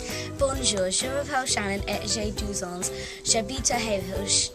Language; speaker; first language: French; non-native, learner; English